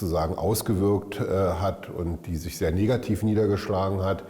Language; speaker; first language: German; native; German